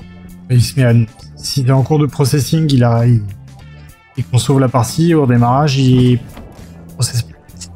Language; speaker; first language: French; native; French